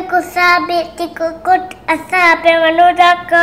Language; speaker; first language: Romanian; early bilingual, heritage; Romanian